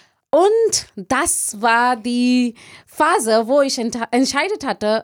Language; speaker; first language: German; non-native, learner; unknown